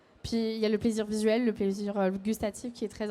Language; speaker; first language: French; native; French